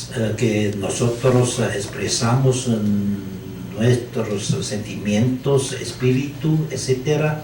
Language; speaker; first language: Spanish; non-native, learner; Chinese